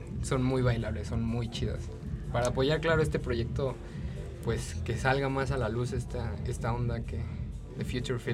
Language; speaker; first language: Spanish; native; Spanish